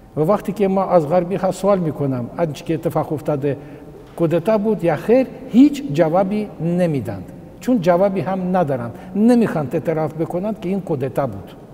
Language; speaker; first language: Persian; non-native, fluent; Russian